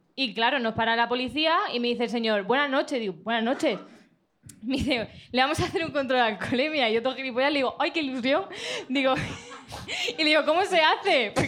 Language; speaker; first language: Spanish; native; Spanish